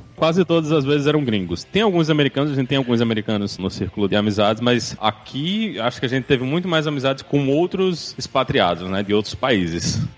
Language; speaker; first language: Portuguese; native; Portuguese